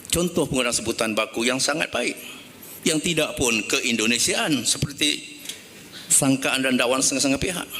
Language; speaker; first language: Malay; native; Malay